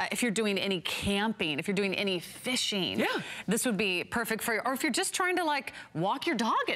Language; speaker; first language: English; native; English